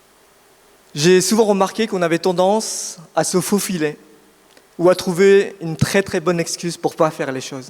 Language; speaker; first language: French; native; French